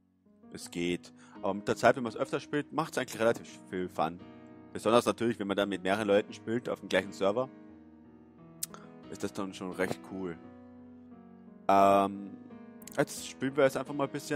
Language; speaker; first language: German; native; German